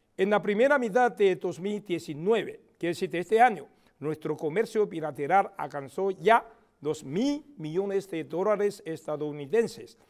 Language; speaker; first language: Spanish; non-native, fluent; Chinese